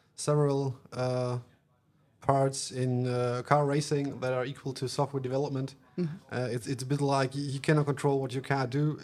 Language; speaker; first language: English; non-native, fluent; German